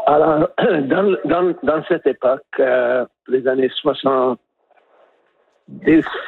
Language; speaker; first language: French; non-native, fluent; English